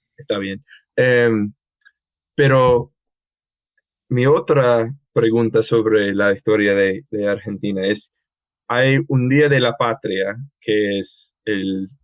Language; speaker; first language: Spanish; non-native, fluent; English